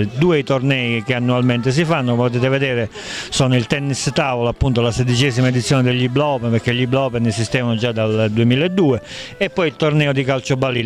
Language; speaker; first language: Italian; native; Italian